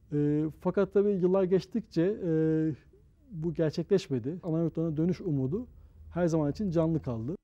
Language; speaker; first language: Turkish; native; Turkish